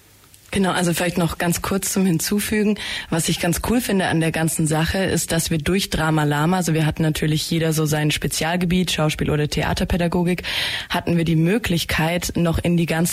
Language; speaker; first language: German; native; German